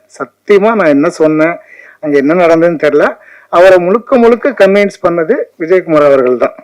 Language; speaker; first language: Tamil; native; Tamil